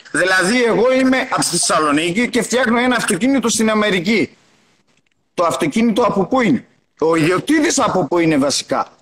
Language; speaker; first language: Greek; early bilingual, other home language; Albanian